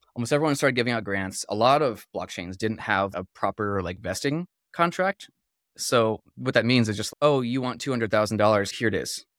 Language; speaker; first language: English; native; English